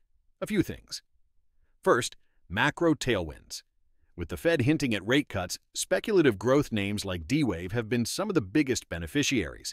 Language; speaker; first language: English; native; English